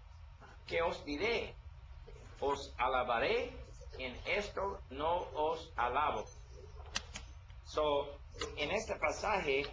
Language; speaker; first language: Spanish; non-native, learner; English